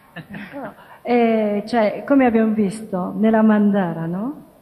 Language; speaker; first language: Italian; non-native, learner; Japanese